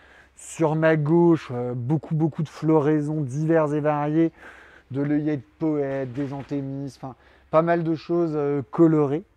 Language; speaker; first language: French; native; French